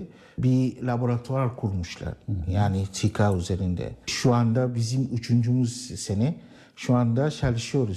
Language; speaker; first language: Turkish; non-native, learner; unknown